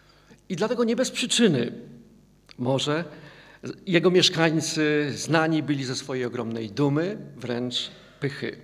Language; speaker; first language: Polish; native; Polish